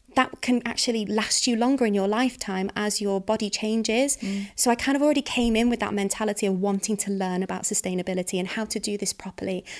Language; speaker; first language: English; native; English